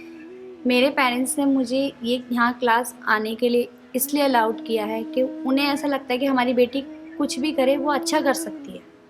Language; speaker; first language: Hindi; native; Hindi